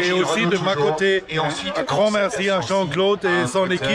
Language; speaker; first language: French; non-native, fluent; German